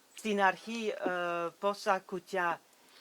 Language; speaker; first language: Greek; non-native, learner; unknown